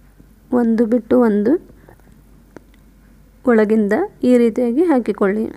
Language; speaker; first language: Kannada; native; Kannada